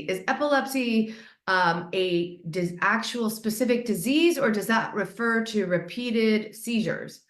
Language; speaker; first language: English; native; English